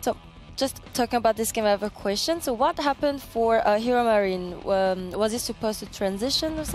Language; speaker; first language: English; non-native, fluent; French